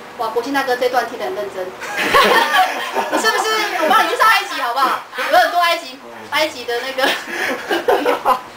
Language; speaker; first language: Chinese; native; Chinese